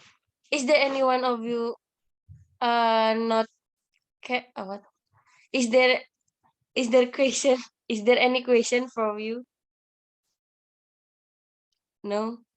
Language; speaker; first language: English; non-native, learner; Indonesian